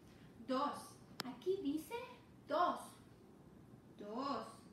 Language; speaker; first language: Spanish; non-native, fluent; English